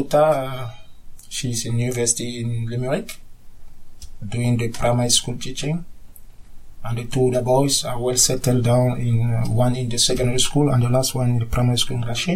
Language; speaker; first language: English; non-native, learner; French